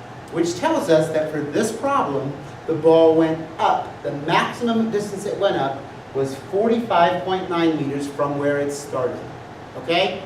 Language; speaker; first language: English; native; English